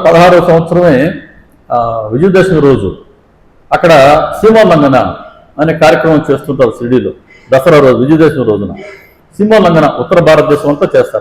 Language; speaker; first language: Telugu; native; Telugu